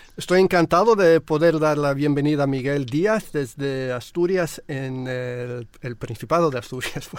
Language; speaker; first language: Spanish; non-native, fluent; English